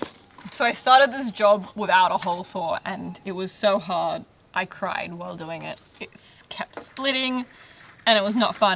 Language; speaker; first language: English; native; English